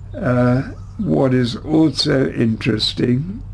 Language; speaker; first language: English; early bilingual, other home language; German